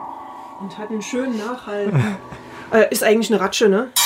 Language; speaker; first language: German; native; German